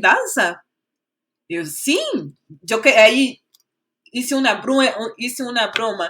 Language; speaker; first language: Spanish; non-native, fluent; Portuguese